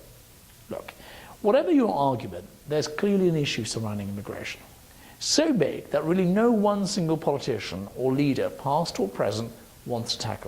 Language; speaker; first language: English; native; English